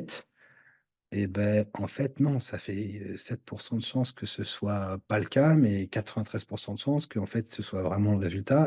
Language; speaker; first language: French; native; French